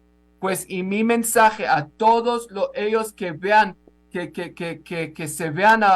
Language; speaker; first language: Spanish; non-native, fluent; Hebrew